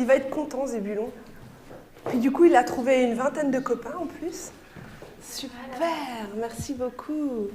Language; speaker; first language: French; native; French